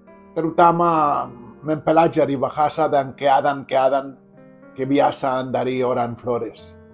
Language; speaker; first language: Indonesian; non-native, fluent; Spanish